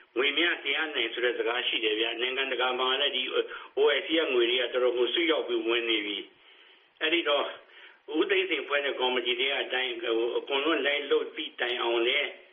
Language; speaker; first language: Burmese; native; Burmese